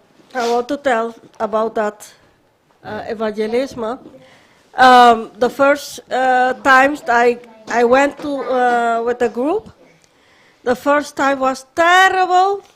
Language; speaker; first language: English; non-native, learner; Papiamento